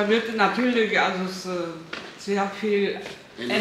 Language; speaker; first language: German; non-native, learner; Korean